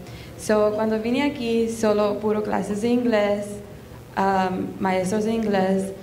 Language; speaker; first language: Spanish; early bilingual, heritage; Spanish